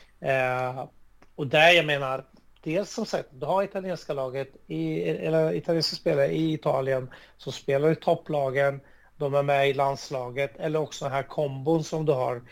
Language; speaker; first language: Swedish; early bilingual, other home language; Arabic